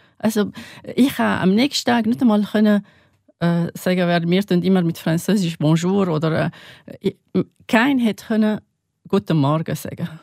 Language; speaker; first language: German; non-native, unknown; Arabic